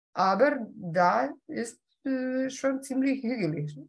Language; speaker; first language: German; non-native, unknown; Lithuanian